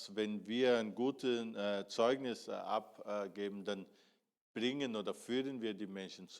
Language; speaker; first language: German; non-native, fluent; Portuguese